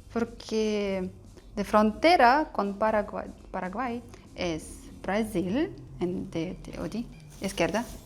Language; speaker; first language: Spanish; non-native, learner; Russian